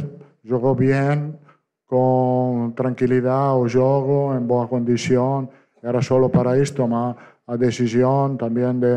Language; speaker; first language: Portuguese; non-native, fluent; Italian